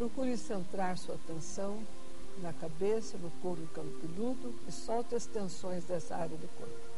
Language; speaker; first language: Portuguese; native; Portuguese